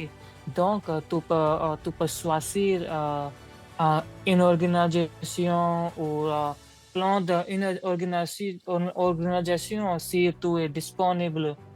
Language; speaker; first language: French; non-native, learner; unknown